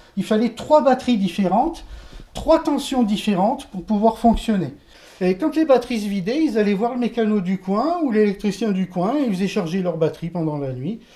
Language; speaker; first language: French; native; French